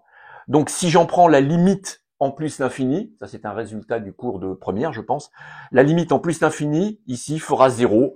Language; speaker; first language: French; native; French